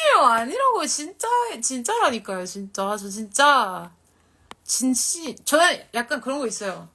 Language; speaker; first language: Korean; non-native, fluent; French